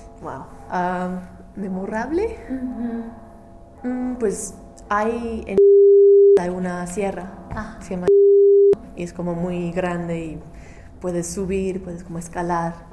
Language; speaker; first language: Spanish; non-native, fluent; English